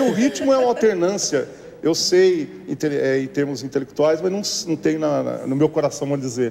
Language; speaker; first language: Portuguese; native; Portuguese